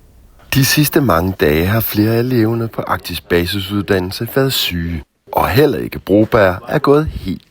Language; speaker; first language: Danish; native; Danish